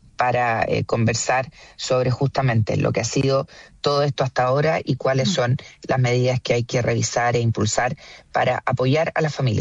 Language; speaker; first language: Spanish; native; Spanish